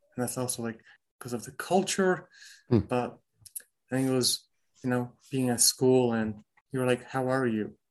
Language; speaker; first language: English; early bilingual, other home language; Romanian